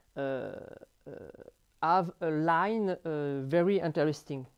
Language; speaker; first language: English; non-native, learner; French